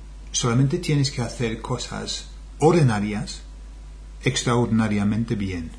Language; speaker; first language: Spanish; non-native, fluent; English